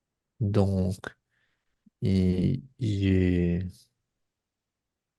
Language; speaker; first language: French; non-native, learner; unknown